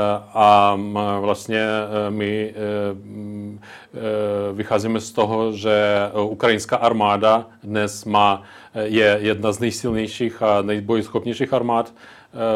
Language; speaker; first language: Czech; non-native, local second language; Ukrainian